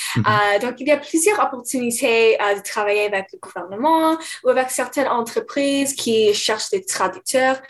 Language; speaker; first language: French; non-native, fluent; English